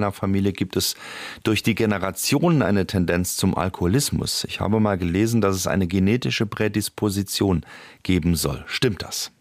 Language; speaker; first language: German; native; German